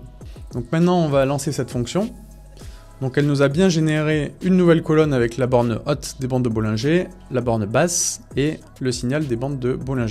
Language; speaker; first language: French; native; French